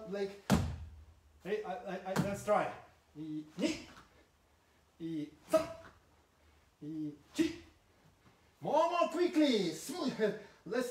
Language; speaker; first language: English; non-native, learner; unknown